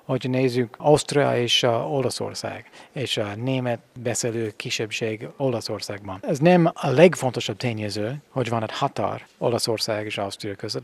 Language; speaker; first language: Hungarian; non-native, fluent; English